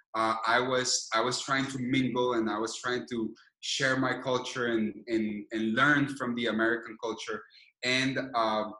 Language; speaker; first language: English; non-native, fluent; Spanish